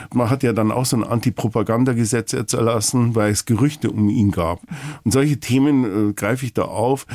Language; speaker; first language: German; native; German